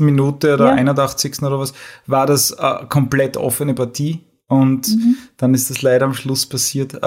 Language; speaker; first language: German; native; German